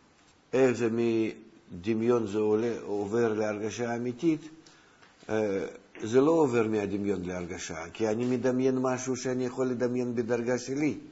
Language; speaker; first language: Hebrew; non-native, fluent; Russian